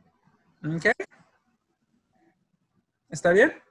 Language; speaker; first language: Spanish; early bilingual, heritage; Spanish